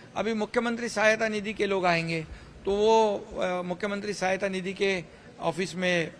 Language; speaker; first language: Hindi; non-native, local second language; Marathi